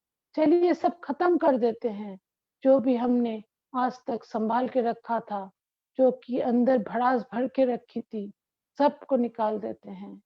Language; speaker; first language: Hindi; non-native, local second language; Bangla